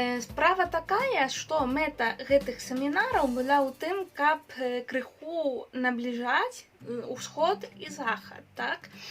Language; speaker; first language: Belarusian; non-native, fluent; Spanish